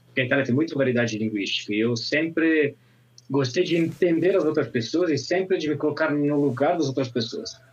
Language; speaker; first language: Portuguese; non-native, fluent; Italian